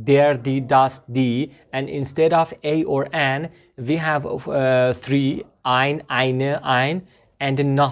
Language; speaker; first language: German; non-native, learner; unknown